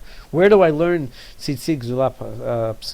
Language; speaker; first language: Hebrew; non-native, fluent; English